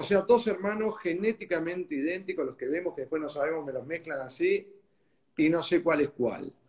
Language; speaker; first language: Spanish; native; Spanish